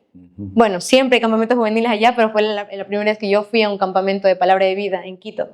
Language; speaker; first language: Spanish; native; Spanish